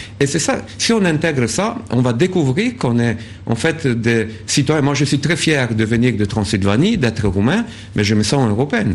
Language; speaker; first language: French; non-native, fluent; Romanian